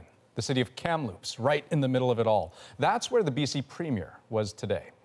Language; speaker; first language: English; native; English